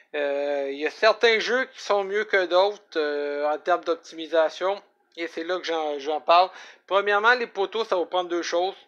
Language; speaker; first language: French; native; French